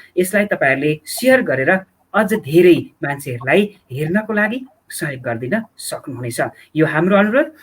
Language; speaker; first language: Nepali; native; Nepali